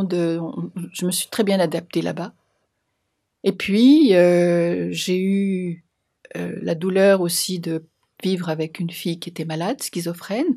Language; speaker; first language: French; native; French